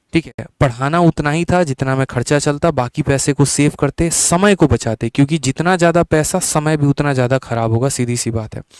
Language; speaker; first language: Hindi; native; Hindi